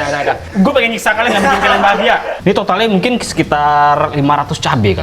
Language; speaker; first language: Indonesian; native; Indonesian